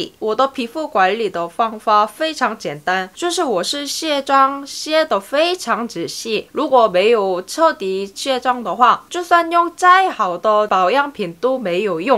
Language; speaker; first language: Chinese; non-native, fluent; Korean